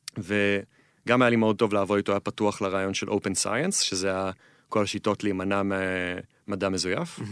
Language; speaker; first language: Hebrew; native; Hebrew